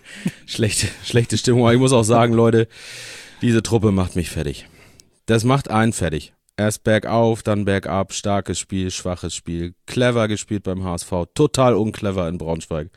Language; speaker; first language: German; native; German